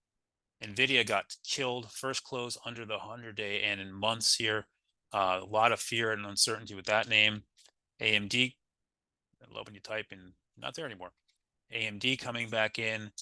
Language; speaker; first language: English; native; English